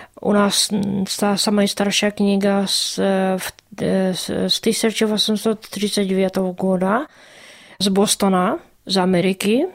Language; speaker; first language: Russian; non-native, learner; Czech